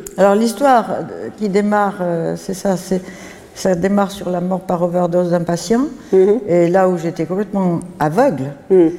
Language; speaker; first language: French; native; French